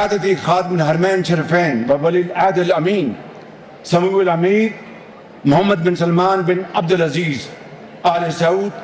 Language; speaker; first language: Arabic; non-native, learner; Urdu